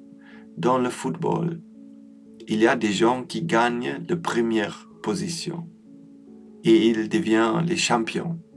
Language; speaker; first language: French; non-native, learner; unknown